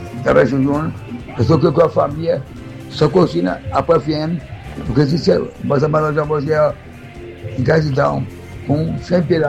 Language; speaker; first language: Portuguese; native; Portuguese